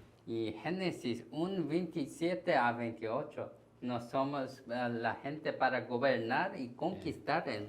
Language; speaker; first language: Spanish; non-native, learner; Korean